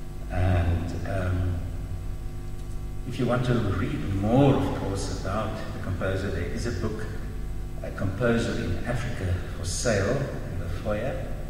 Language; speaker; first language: English; non-native, local second language; Afrikaans